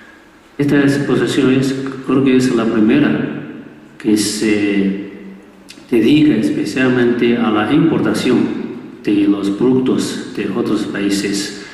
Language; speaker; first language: Spanish; non-native, learner; Chinese